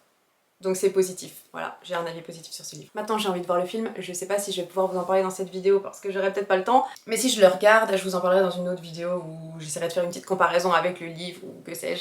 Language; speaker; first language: French; native; French